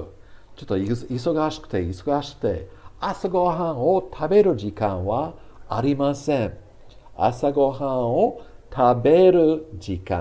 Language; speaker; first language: Japanese; non-native, fluent; English